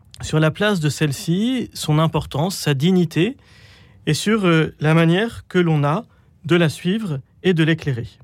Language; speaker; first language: French; native; French